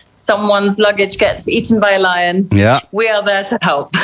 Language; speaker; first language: English; native; English